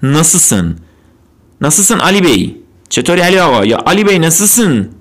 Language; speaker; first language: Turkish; non-native, fluent; Persian